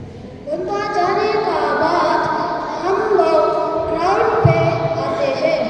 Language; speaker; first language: Hindi; non-native, local second language; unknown